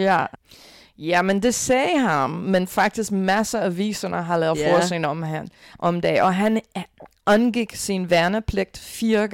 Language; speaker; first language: Danish; non-native, fluent; English